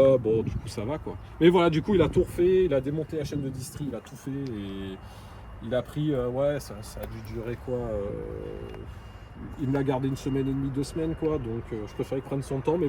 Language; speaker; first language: French; native; French